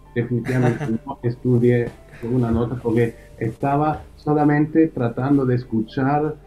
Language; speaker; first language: Spanish; early bilingual, heritage; German